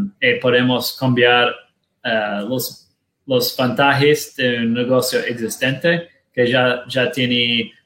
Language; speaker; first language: Spanish; non-native, learner; Portuguese